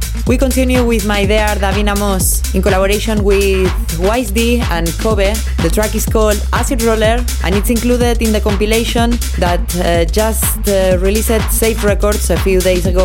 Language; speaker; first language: English; non-native, fluent; Spanish